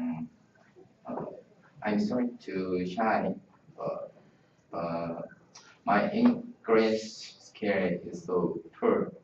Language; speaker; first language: English; non-native, learner; Korean